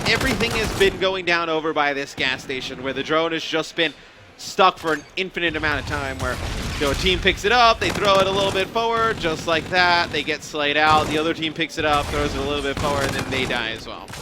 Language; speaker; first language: English; native; English